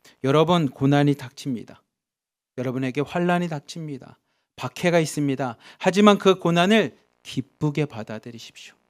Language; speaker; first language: Korean; native; Korean